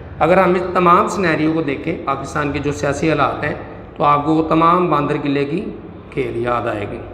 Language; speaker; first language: Urdu; non-native, local second language; Punjabi